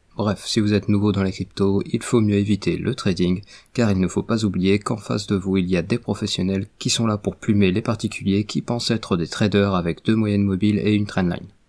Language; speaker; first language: French; native; French